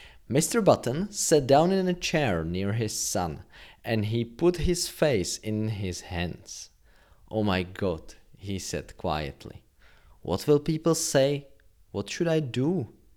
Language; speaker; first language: English; non-native, fluent; Czech